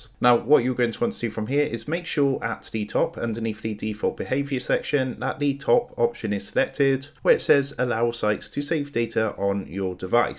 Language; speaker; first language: English; native; English